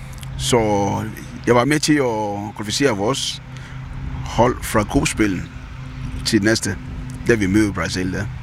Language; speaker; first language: Danish; non-native, fluent; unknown